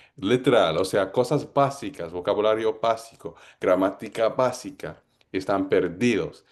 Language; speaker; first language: Spanish; non-native, fluent; English